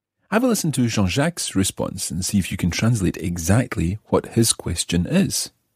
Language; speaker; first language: English; native; English